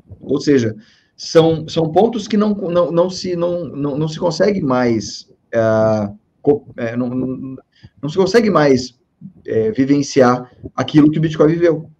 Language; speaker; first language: Portuguese; native; Portuguese